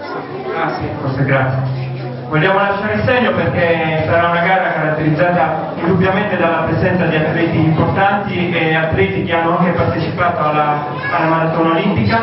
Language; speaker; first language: Italian; native; Italian